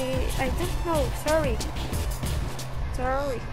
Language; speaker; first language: English; non-native, learner; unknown